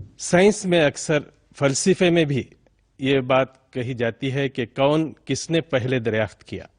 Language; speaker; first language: Urdu; native; Urdu